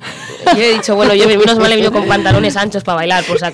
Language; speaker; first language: Spanish; native; Spanish